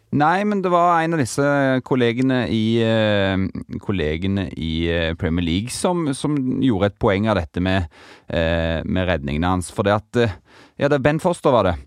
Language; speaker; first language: Norwegian; native; Norwegian